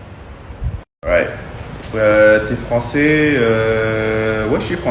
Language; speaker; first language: French; early bilingual, other home language; Indonesian